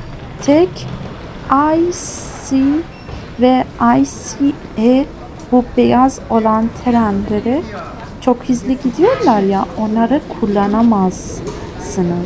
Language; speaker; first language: Turkish; non-native, fluent; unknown